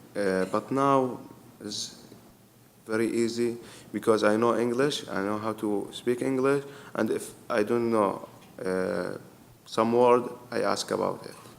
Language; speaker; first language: English; non-native, learner; Arabic